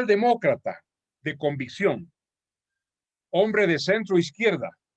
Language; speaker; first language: Spanish; native; Spanish